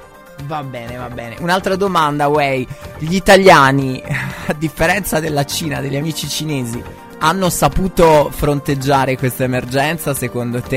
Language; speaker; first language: Italian; native; Italian